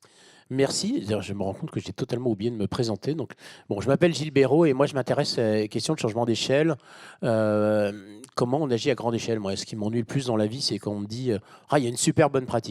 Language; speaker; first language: French; native; French